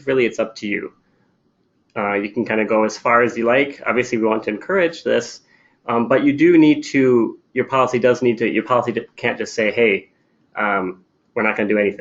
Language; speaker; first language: English; native; English